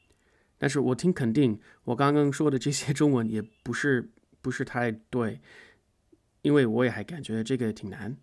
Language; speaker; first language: Chinese; non-native, fluent; English